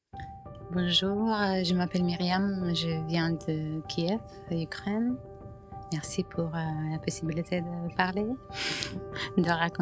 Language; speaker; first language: French; non-native, fluent; Ukrainian